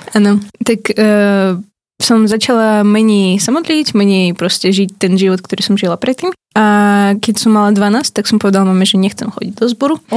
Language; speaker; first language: Slovak; early bilingual, other home language; Ukrainian